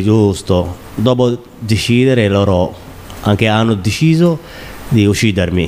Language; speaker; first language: Italian; non-native, learner; Somali